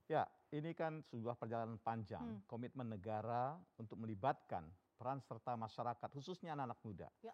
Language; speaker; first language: Indonesian; native; Indonesian